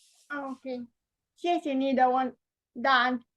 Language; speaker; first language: Chinese; non-native, learner; Romanian